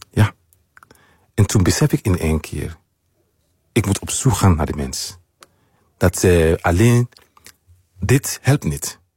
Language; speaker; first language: Dutch; non-native, learner; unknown